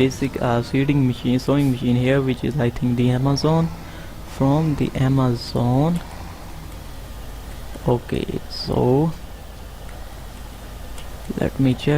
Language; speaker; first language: English; non-native, fluent; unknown